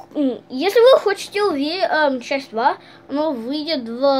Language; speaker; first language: Russian; early bilingual, heritage; Russian